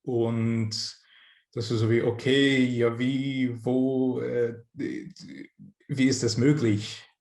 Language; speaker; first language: German; non-native, fluent; English